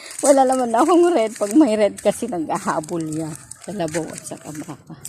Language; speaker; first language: Filipino; native; Filipino